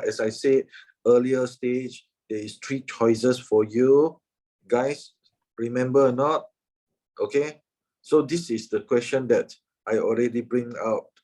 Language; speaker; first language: English; non-native, fluent; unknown